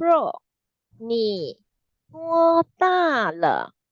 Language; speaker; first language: Chinese; non-native, fluent; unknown